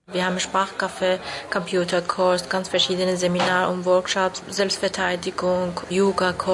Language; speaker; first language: German; non-native, fluent; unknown